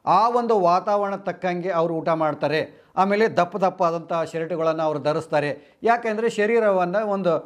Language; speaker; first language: Kannada; non-native, local second language; Telugu